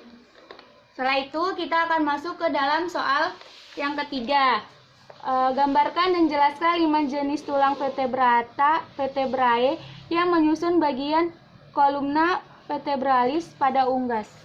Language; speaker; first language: Indonesian; native; Indonesian